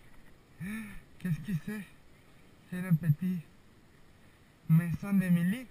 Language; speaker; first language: French; non-native, learner; Spanish